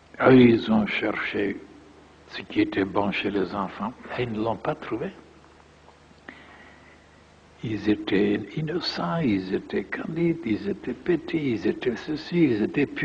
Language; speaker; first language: French; non-native, fluent; Bulgarian